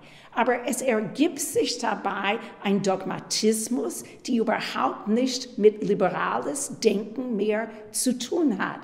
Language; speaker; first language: German; non-native, fluent; English